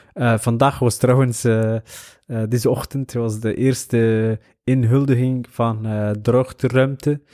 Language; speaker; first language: Dutch; early bilingual, other home language; Somali